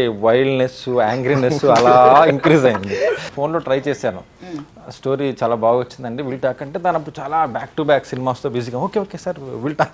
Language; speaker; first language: Telugu; native; Telugu